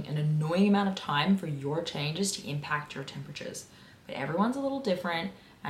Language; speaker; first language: English; native; English